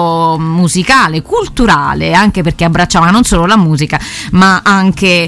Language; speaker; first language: Italian; native; Italian